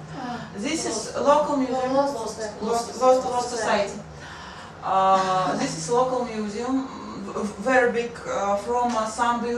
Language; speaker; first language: English; non-native, learner; Russian